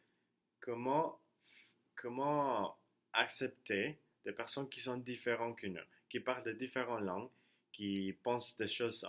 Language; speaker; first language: French; non-native, learner; Spanish